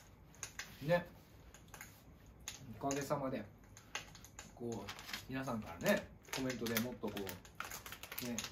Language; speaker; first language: Japanese; native; Japanese